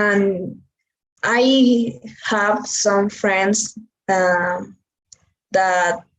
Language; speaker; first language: English; non-native, learner; Spanish